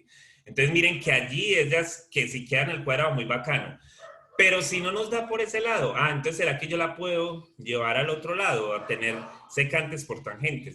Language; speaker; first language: Spanish; native; Spanish